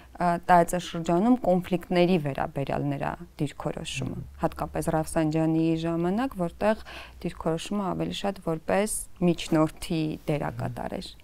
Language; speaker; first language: Armenian; native; Armenian